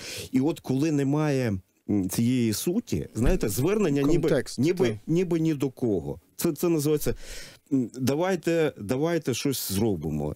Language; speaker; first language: Ukrainian; native; Ukrainian